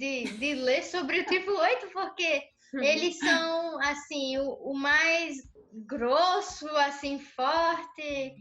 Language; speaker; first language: Portuguese; early bilingual, other home language; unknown